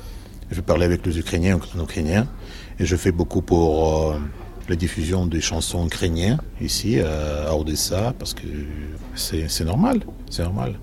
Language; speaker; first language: French; non-native, fluent; Russian